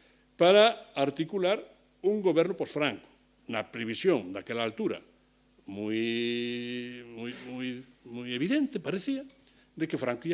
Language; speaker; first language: Galician; native; Galician